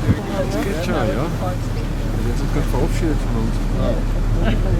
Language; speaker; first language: German; native; German